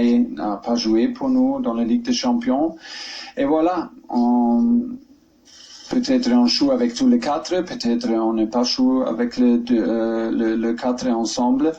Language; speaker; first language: French; non-native, learner; German